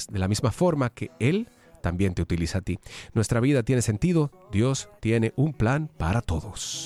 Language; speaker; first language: Spanish; native; Spanish